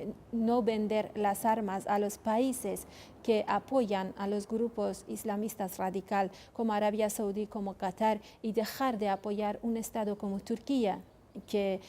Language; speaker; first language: Spanish; non-native, fluent; Kurdish